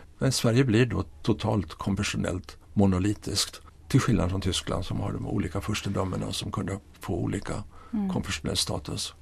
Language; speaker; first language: Swedish; native; Swedish